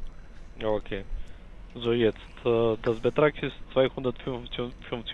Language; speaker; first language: German; non-native, learner; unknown